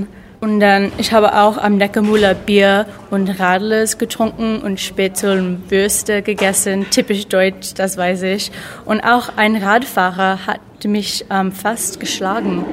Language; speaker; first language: German; non-native, learner; English